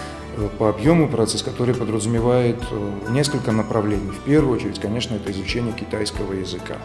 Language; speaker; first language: Russian; native; Russian